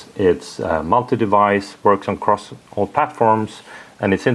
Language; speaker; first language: English; non-native, fluent; Swedish